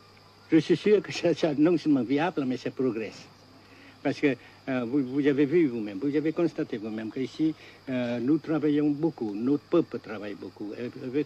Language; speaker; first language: French; non-native, local second language; Vietnamese